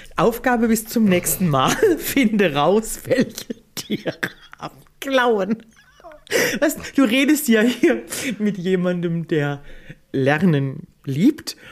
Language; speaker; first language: German; native; German